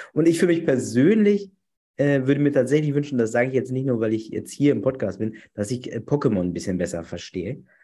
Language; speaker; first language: German; native; German